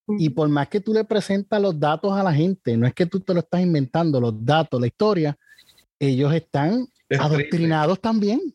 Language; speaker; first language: Spanish; native; Spanish